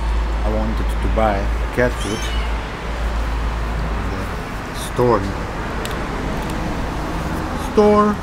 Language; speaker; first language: English; non-native, fluent; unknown